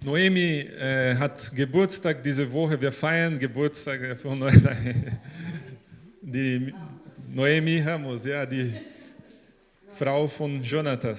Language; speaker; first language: German; non-native, fluent; Portuguese